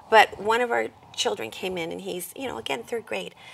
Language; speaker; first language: English; native; English